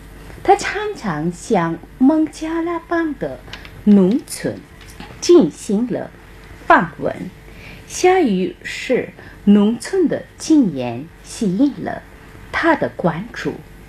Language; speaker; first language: Chinese; non-native, fluent; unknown